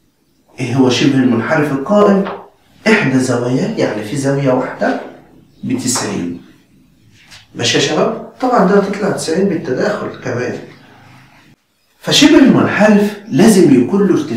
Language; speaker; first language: Arabic; native; Arabic